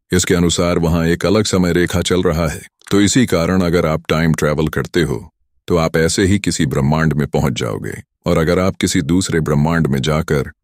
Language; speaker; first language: Hindi; native; Hindi